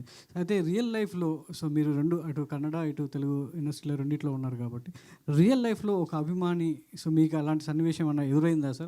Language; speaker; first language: Telugu; native; Telugu